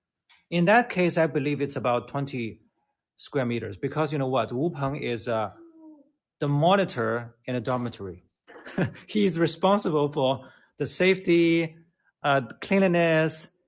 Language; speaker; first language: English; non-native, fluent; Chinese